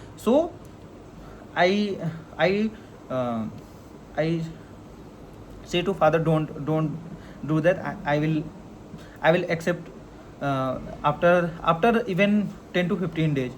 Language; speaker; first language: English; non-native, learner; Hindi